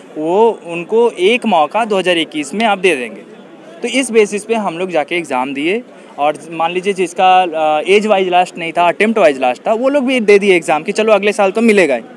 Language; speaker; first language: Hindi; native; Hindi